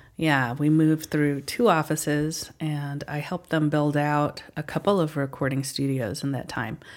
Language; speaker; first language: English; early bilingual, other home language; Filipino